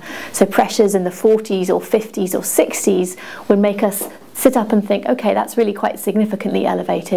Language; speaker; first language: English; native; English